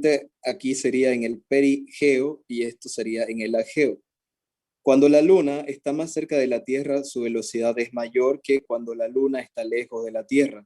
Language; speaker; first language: Spanish; native; Spanish